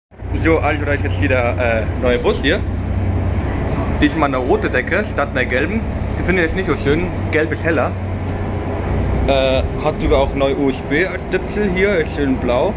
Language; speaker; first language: German; native; German